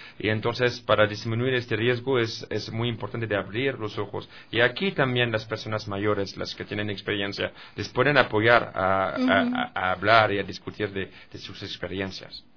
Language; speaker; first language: Spanish; non-native, fluent; French